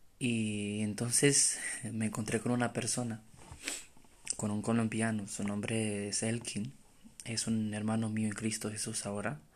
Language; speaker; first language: Spanish; non-native, fluent; Romanian